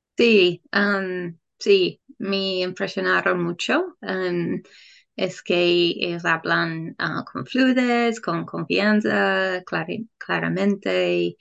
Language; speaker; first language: Spanish; non-native, learner; English